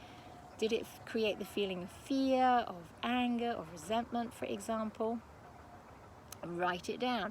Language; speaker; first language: English; native; English